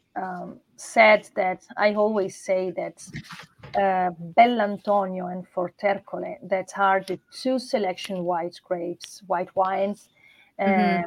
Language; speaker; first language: English; non-native, fluent; Italian